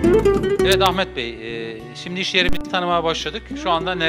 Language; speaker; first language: Turkish; native; Turkish